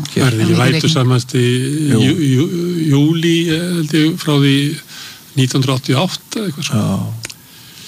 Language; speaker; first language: Icelandic; native; Icelandic